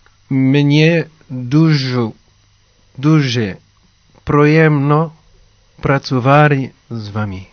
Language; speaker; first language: Ukrainian; non-native, learner; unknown